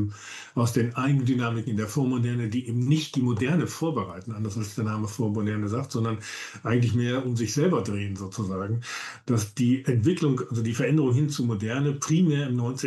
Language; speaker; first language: German; native; German